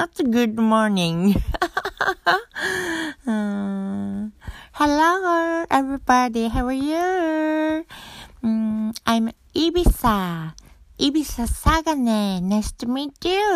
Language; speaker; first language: English; non-native, learner; Japanese